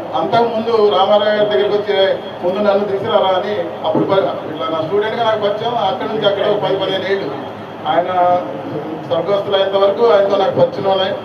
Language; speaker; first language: Telugu; non-native, local second language; Urdu